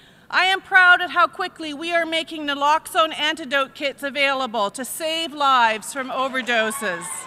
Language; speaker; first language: English; native; English